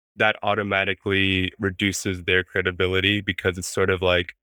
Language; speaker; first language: English; non-native, fluent; Spanish